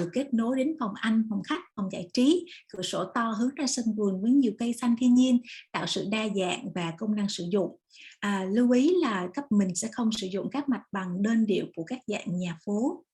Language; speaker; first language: Vietnamese; native; Vietnamese